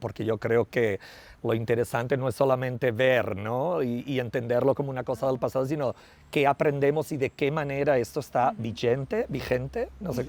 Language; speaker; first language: Portuguese; non-native, learner; Spanish